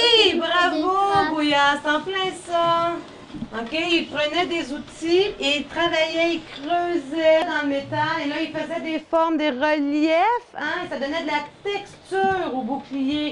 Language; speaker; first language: French; native; French